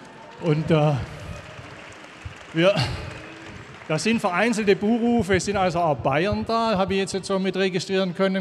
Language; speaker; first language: German; native; German